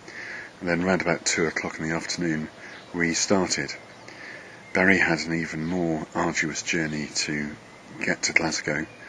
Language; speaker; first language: English; native; English